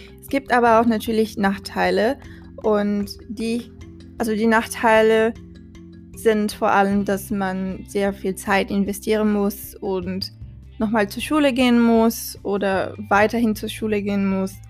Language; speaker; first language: German; non-native, fluent; Portuguese